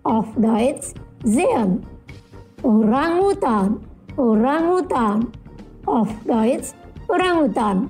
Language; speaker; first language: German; non-native, fluent; Indonesian